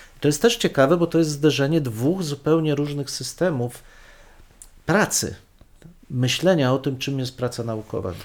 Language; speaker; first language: Polish; native; Polish